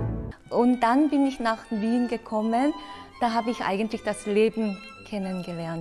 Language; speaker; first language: German; non-native, fluent; Korean